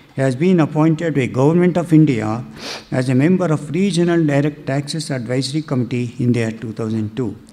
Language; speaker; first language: English; non-native, local second language; Kannada